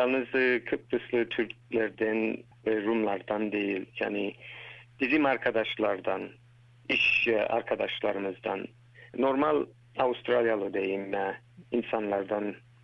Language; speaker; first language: Turkish; early bilingual, heritage; Turkish